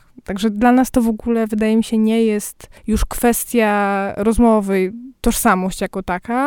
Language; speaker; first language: Polish; native; Polish